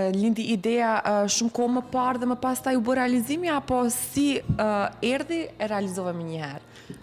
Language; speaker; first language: Albanian; native; Albanian